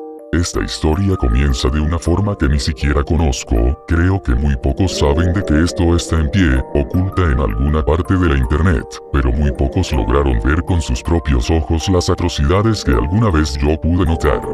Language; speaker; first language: Spanish; native; Spanish